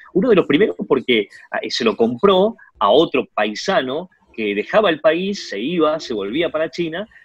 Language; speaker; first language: Spanish; early bilingual, other home language; Chinese